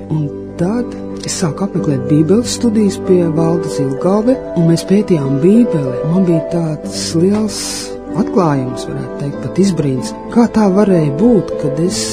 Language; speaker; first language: Latvian; native; Latvian